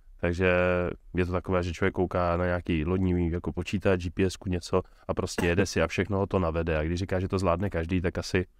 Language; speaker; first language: Czech; native; Czech